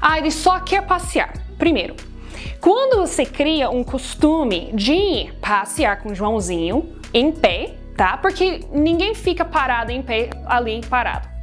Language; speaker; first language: Portuguese; non-native, fluent; English